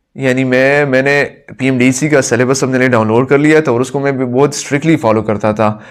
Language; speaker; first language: Urdu; non-native, local second language; Pashto